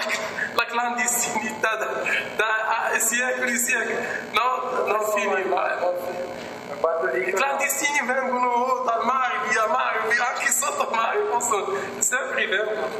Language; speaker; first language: Italian; non-native, learner; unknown